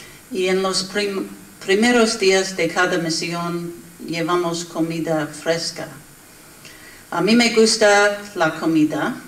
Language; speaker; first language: Spanish; non-native, learner; English